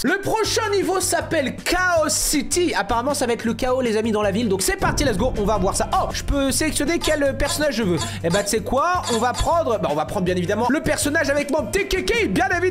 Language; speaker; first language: French; native; French